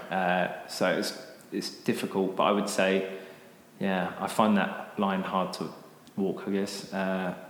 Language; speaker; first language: English; native; English